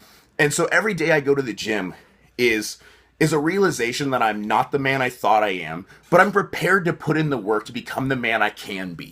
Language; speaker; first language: English; native; English